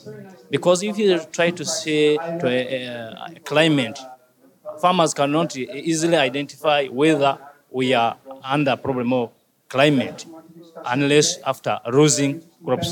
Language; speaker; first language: English; non-native, local second language; Ganda